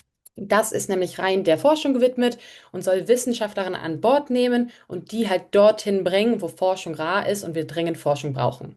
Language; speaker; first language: German; native; German